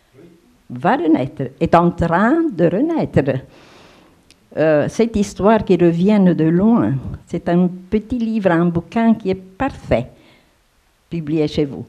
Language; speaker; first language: French; non-native, fluent; Romanian